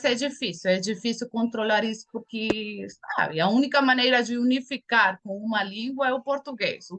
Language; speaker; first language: Portuguese; non-native, fluent; Spanish